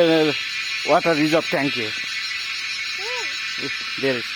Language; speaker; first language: English; non-native, learner; Nepali